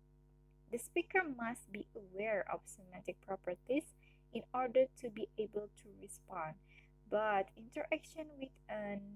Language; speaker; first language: English; non-native, learner; Indonesian